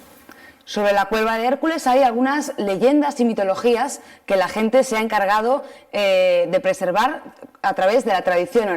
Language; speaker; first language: Spanish; native; Spanish